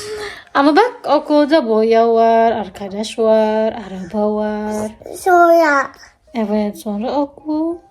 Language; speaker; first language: Turkish; non-native, learner; Indonesian